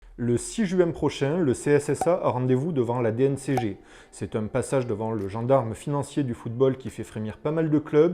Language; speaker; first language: French; native; French